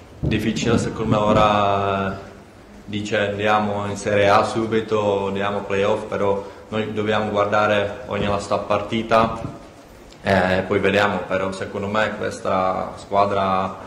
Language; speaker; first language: Italian; non-native, learner; Czech